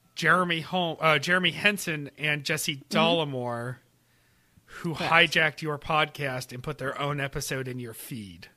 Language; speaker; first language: English; native; English